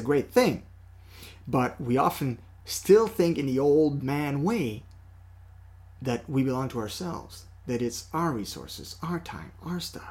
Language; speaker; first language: English; non-native, fluent; French